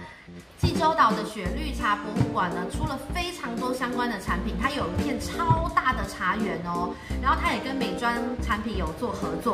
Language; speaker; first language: Chinese; native; Chinese